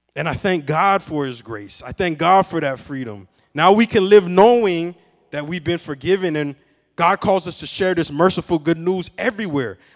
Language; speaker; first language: English; native; English